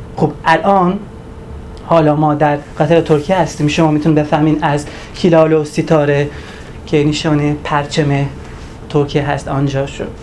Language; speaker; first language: Persian; non-native, learner; Turkish